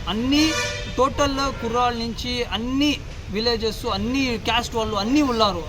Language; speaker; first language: Telugu; non-native, local second language; Urdu